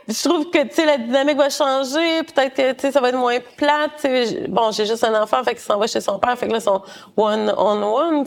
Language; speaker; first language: French; native; French